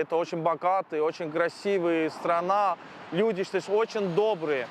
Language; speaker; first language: Ukrainian; non-native, learner; Russian